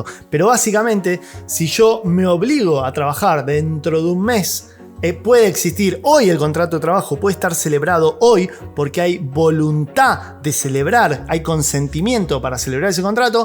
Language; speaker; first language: Spanish; native; Spanish